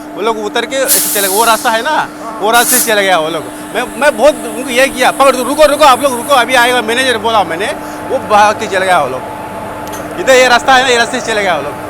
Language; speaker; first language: Hindi; non-native, local second language; Telugu